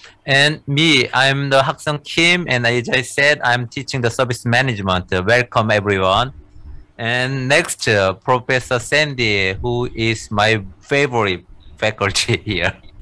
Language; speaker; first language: English; non-native, fluent; Korean